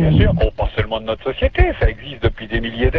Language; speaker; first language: French; native; French